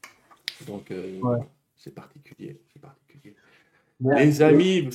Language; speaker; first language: French; native; French